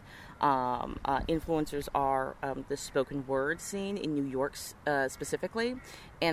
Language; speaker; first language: English; native; English